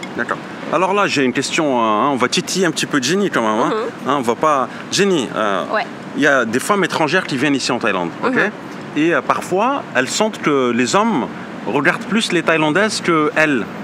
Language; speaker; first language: French; native; French